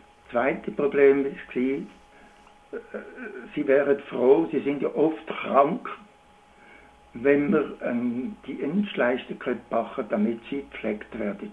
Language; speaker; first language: German; native; German